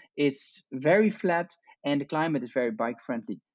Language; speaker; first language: English; non-native, fluent; Dutch